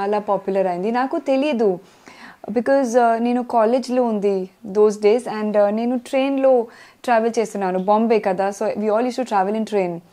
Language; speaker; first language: Telugu; non-native, learner; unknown